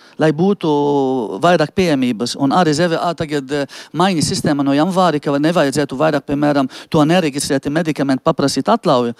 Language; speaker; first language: Latvian; non-native, fluent; Arabic